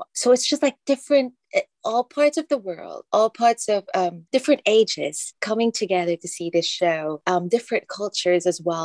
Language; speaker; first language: English; non-native, local second language; Filipino